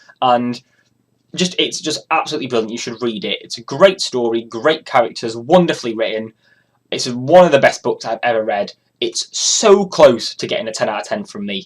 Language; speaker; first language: English; native; English